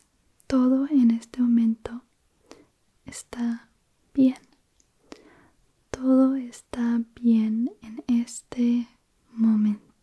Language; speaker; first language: Spanish; early bilingual, heritage; Spanish